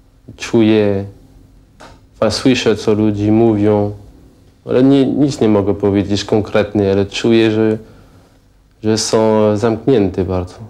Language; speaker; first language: Polish; non-native, learner; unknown